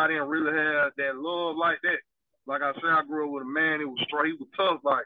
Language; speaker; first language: English; native; English